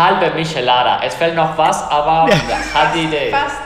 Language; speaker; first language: German; non-native, fluent; Spanish